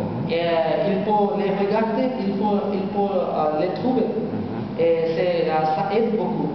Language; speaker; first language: French; non-native, learner; Bangla